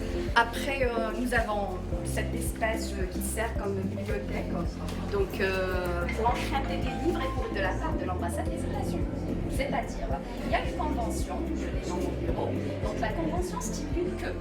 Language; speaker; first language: French; non-native, local second language; Arabic